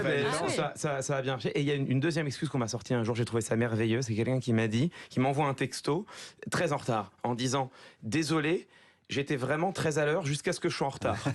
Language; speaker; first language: French; native; French